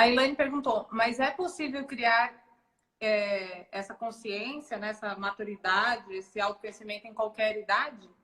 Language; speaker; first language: Portuguese; native; Portuguese